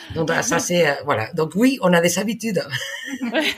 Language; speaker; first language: French; non-native, fluent; Spanish